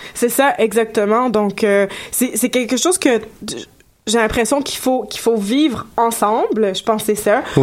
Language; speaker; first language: French; early bilingual, other home language; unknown